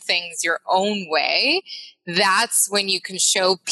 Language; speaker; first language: English; non-native, fluent; Spanish